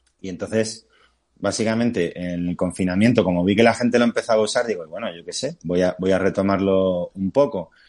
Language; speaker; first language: Spanish; native; Spanish